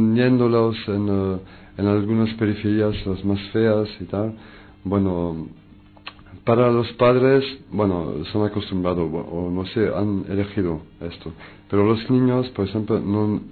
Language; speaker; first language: Spanish; non-native, fluent; French